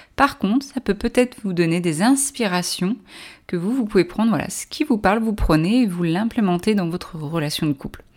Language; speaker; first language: French; native; French